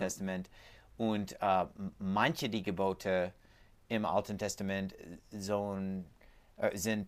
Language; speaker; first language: German; non-native, learner; English